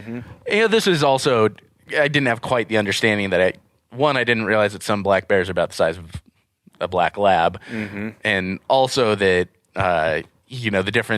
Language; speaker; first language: English; native; English